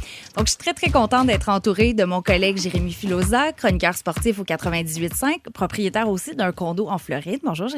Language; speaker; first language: French; native; French